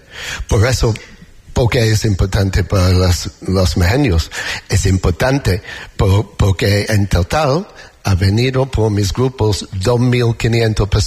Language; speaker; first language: Spanish; non-native, learner; English